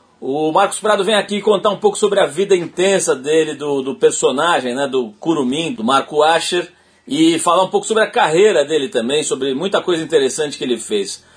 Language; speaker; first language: Portuguese; native; Portuguese